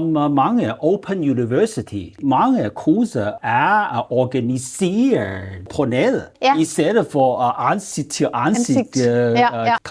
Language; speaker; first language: Danish; non-native, learner; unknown